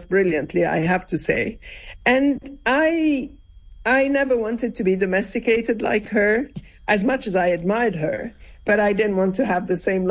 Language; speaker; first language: English; non-native, fluent; Arabic